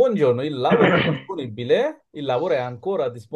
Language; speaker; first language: Italian; non-native, learner; Bangla